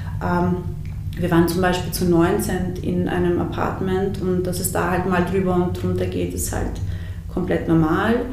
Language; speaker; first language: German; early bilingual, other home language; Bosnian